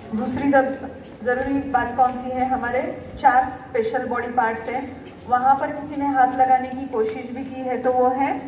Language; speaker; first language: Hindi; non-native, local second language; Marathi